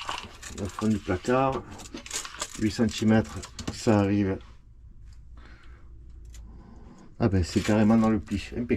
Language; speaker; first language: French; native; French